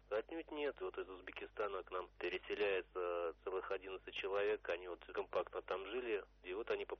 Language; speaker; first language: Russian; native; Russian